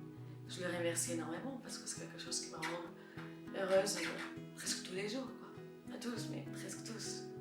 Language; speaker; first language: French; non-native, fluent; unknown